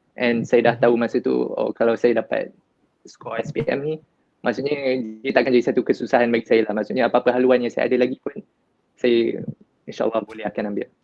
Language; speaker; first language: Malay; native; Malay